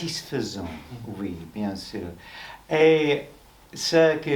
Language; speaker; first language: French; non-native, learner; English